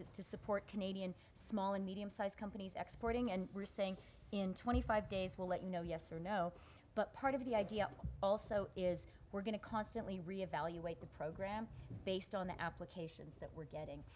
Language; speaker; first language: English; native; English